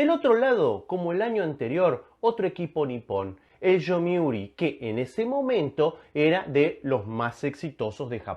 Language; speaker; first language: Spanish; native; Spanish